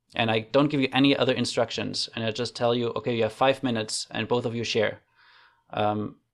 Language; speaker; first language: English; non-native, fluent; German